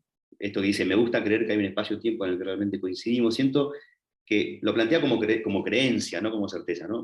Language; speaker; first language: Spanish; native; Spanish